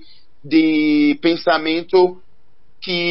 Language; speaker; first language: Portuguese; non-native, learner; Haitian Creole